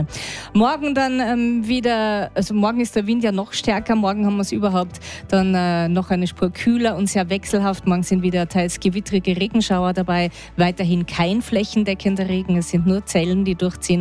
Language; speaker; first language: German; native; German